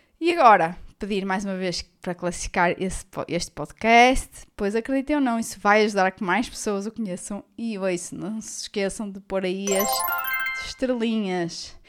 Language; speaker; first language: Portuguese; native; Portuguese